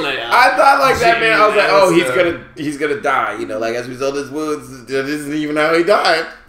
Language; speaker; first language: English; native; English